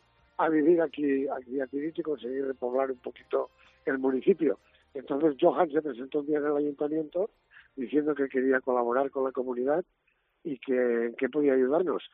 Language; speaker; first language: Spanish; native; Spanish